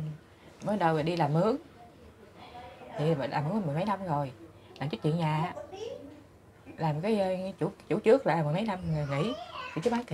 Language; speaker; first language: Vietnamese; native; Vietnamese